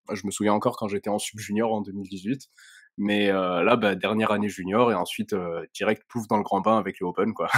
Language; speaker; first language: French; native; French